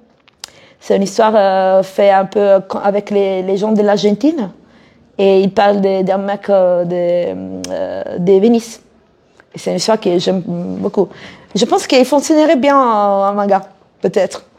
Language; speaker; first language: French; non-native, fluent; Italian